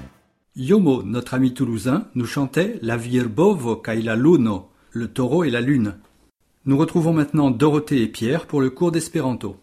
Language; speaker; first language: French; native; French